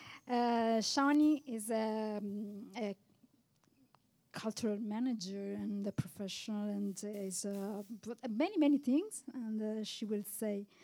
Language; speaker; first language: English; non-native, fluent; Italian